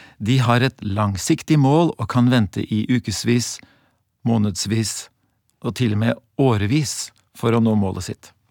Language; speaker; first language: Norwegian; native; Norwegian